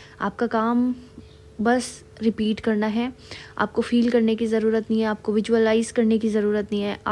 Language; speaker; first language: Hindi; native; Hindi